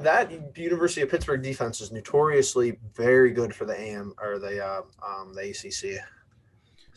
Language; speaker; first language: English; native; English